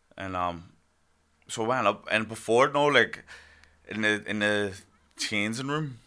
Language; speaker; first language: English; native; English